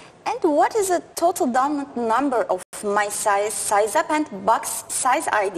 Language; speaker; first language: English; non-native, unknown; Turkish